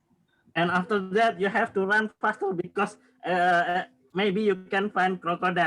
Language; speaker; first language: English; non-native, learner; Indonesian